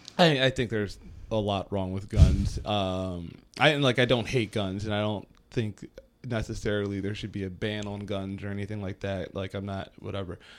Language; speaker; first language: English; native; English